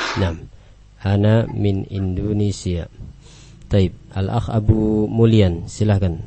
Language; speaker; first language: Arabic; non-native, fluent; Indonesian